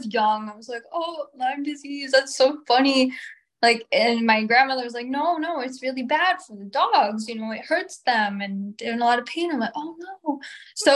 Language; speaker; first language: English; native; English